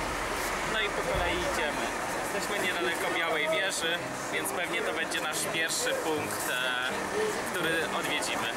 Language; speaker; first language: Polish; native; Polish